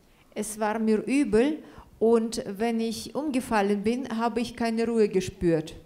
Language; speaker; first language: German; non-native, fluent; Russian